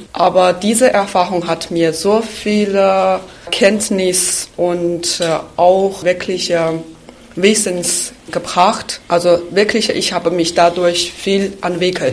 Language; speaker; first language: German; non-native, fluent; Chinese